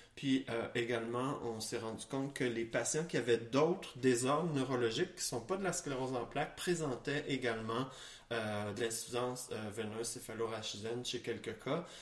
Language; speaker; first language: French; native; French